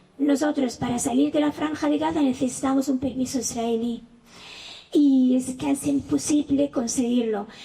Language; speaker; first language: Spanish; non-native, fluent; Arabic